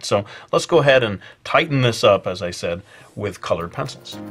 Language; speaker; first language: English; native; English